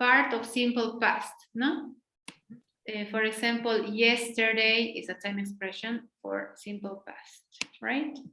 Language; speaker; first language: English; non-native, fluent; Spanish